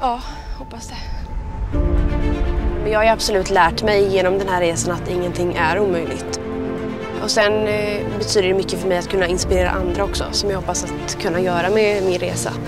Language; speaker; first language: Swedish; native; Swedish